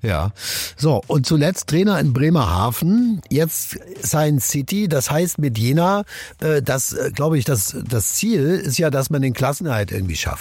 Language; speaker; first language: German; native; German